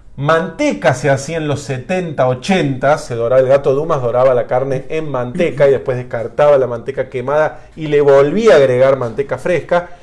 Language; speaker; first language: Spanish; native; Spanish